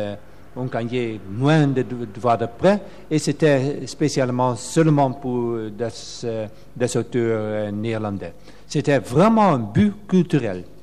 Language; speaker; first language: French; non-native, fluent; Dutch